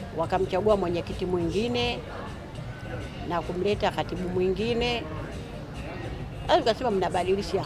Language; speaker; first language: Swahili; native; Swahili